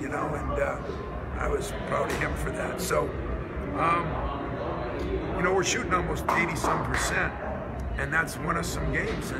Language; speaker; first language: English; native; English